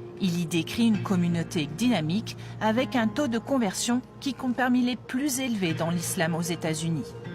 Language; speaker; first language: French; native; French